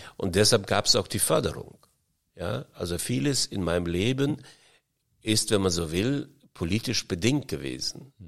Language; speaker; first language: German; early bilingual, heritage; German